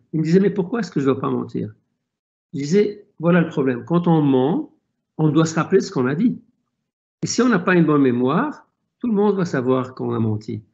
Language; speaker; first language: French; non-native, local second language; Arabic